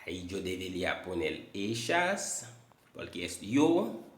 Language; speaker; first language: Spanish; non-native, fluent; Haitian Creole